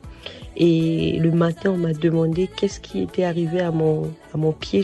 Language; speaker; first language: French; non-native, local second language; Sango